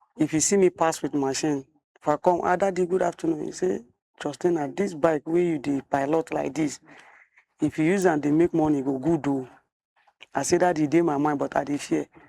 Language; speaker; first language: Nigerian Pidgin; non-native, local second language; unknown